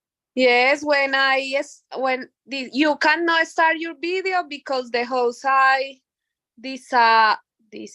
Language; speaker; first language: English; non-native, learner; Spanish